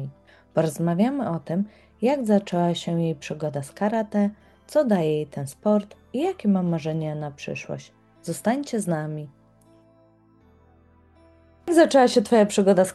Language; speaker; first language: Polish; native; Polish